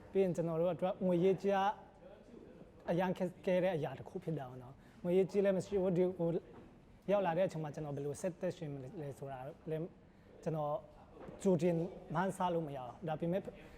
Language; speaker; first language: Burmese; non-native, local second language; Hakha Chin